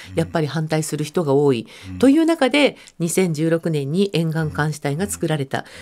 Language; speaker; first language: Japanese; native; Japanese